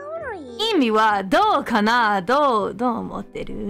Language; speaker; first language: Japanese; non-native, fluent; English